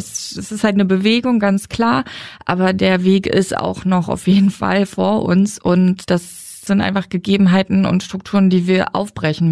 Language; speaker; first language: German; native; German